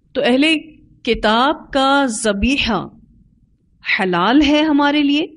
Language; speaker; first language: Urdu; native; Urdu